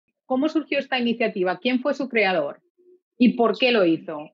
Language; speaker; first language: Spanish; native; Spanish